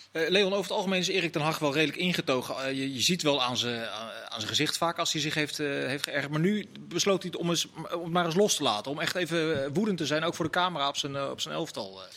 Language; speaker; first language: Dutch; native; Dutch